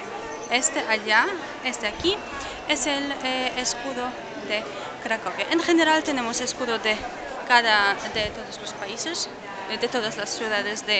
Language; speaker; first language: Spanish; non-native, fluent; Polish